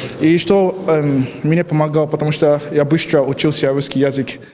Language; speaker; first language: Russian; non-native, learner; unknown